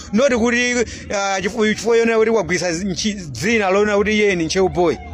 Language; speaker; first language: Nyanja; native; Nyanja